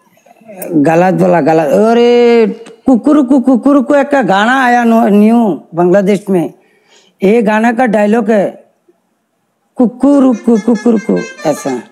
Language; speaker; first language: Hindi; non-native, learner; Bangla